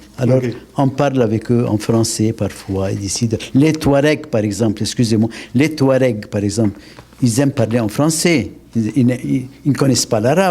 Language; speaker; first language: French; non-native, local second language; Arabic